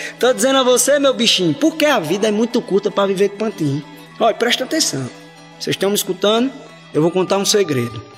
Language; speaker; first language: Portuguese; native; Portuguese